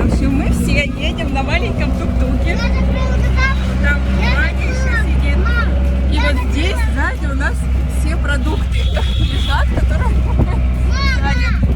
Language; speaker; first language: Russian; native; Russian